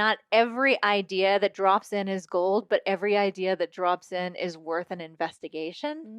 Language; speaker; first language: English; native; English